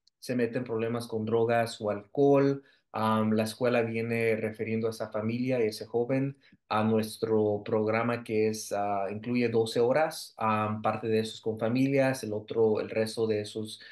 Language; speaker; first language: Spanish; early bilingual, heritage; Spanish